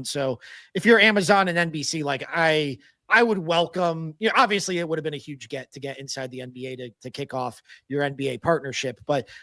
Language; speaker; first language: English; native; English